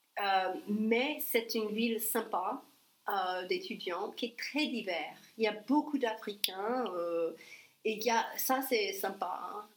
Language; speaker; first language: French; non-native, fluent; English